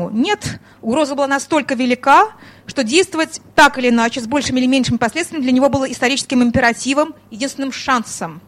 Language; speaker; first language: Russian; native; Russian